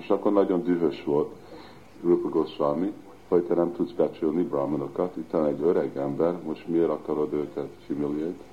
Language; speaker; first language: Hungarian; early bilingual, heritage; Hungarian